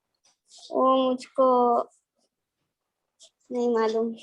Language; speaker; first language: Hindi; non-native, local second language; Gujarati